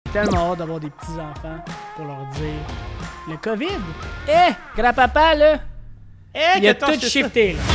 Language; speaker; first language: French; native; French